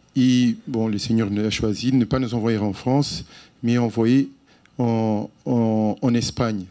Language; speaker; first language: French; non-native, fluent; Portuguese